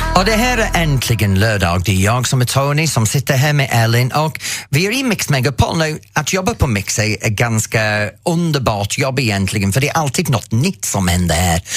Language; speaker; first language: Swedish; non-native, fluent; English